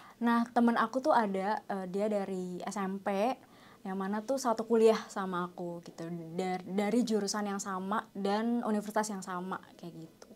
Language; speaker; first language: Indonesian; native; Indonesian